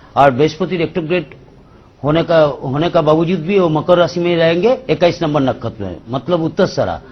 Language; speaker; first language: Hindi; non-native, local second language; Bangla